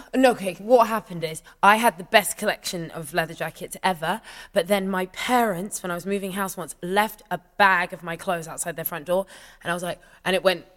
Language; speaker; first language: English; native; English